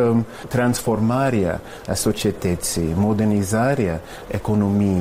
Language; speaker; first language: Romanian; non-native, fluent; English